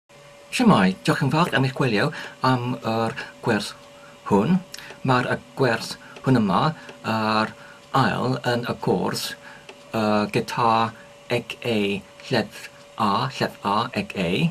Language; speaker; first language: Welsh; non-native, learner; English